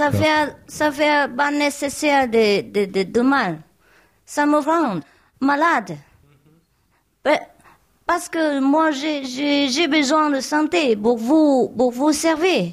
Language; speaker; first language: French; non-native, learner; Vietnamese